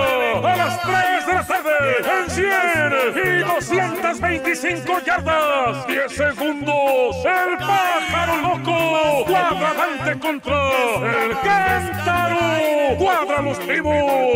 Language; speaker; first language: Spanish; native; Spanish